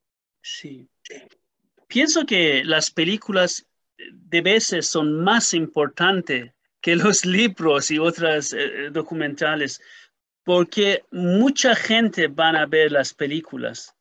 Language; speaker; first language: Spanish; non-native, learner; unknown